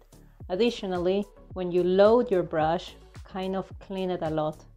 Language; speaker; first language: English; non-native, fluent; Spanish